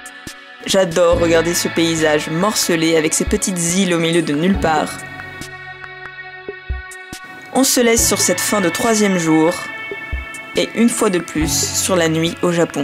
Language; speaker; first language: French; native; French